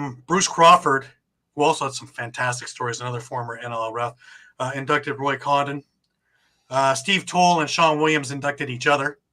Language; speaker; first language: English; native; English